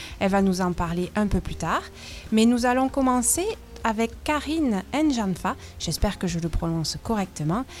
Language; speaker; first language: French; native; French